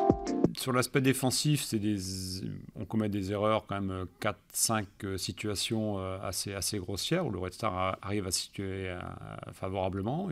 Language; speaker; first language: French; native; French